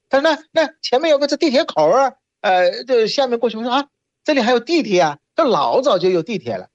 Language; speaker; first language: Chinese; non-native, fluent; Bangla